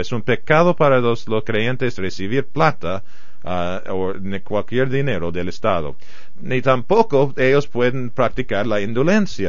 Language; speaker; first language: Spanish; non-native, fluent; English